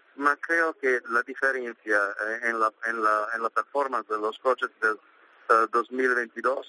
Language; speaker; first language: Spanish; non-native, learner; Italian